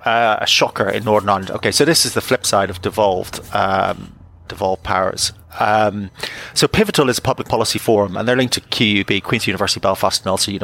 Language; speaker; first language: English; native; English